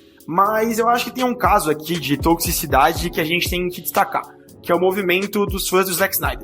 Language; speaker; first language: Portuguese; native; Portuguese